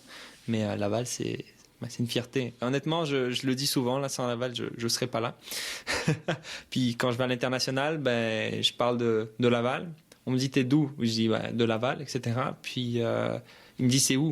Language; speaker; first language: French; early bilingual, other home language; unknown